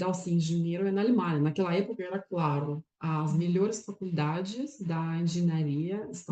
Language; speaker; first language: Portuguese; non-native, fluent; Russian